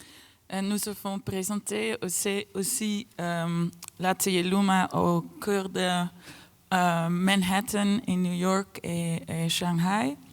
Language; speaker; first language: French; non-native, fluent; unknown